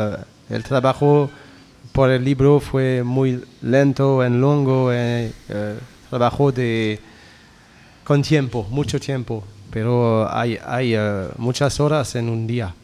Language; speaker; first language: Spanish; non-native, learner; French